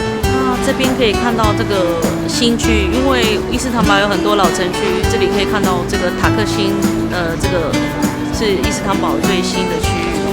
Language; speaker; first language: Chinese; native; Chinese